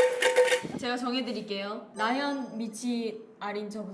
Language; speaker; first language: Korean; native; Korean